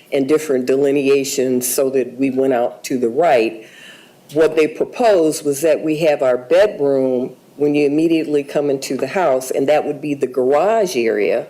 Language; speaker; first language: English; native; English